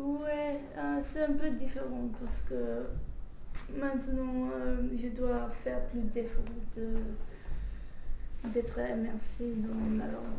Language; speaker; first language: French; non-native, fluent; English